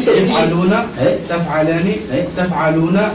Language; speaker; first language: Arabic; native; Arabic